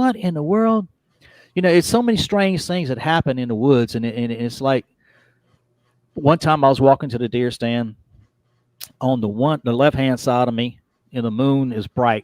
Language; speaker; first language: English; native; English